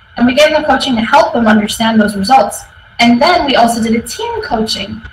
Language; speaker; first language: English; native; English